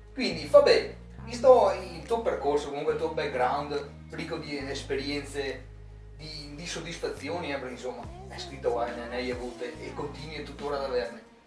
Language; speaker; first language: Italian; native; Italian